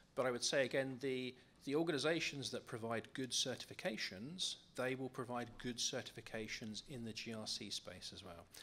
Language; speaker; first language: English; native; English